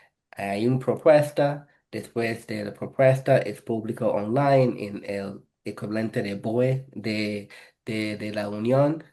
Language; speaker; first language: Spanish; non-native, fluent; English